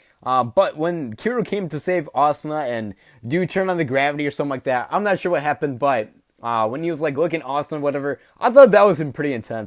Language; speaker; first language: English; native; English